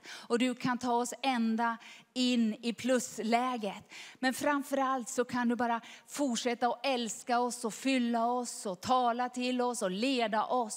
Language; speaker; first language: Swedish; native; Swedish